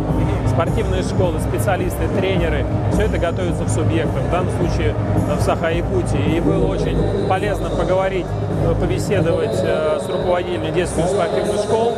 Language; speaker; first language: Russian; native; Russian